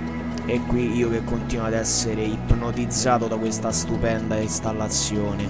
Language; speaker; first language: Italian; native; Italian